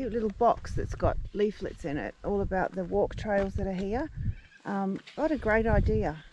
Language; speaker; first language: English; native; English